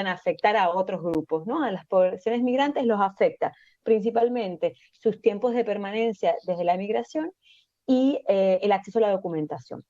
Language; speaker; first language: Spanish; native; Spanish